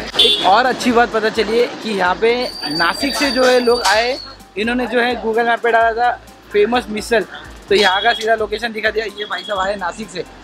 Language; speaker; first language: Hindi; non-native, local second language; Marathi